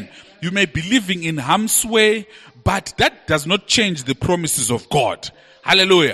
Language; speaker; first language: English; non-native, local second language; Shona